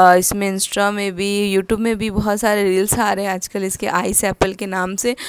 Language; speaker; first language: Hindi; native; Hindi